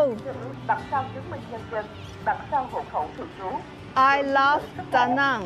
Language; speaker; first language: Chinese; native; Chinese